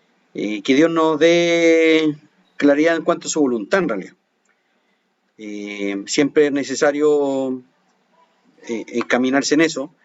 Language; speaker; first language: Spanish; native; Spanish